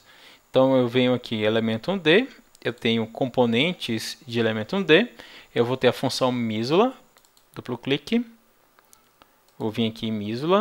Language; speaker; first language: Portuguese; native; Portuguese